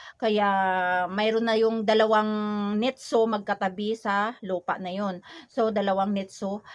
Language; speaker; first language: Filipino; non-native, local second language; Hiligaynon